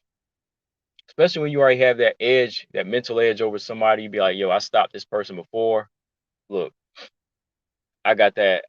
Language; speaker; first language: English; native; English